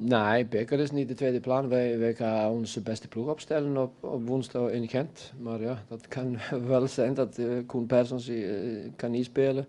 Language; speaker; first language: Dutch; non-native, fluent; Icelandic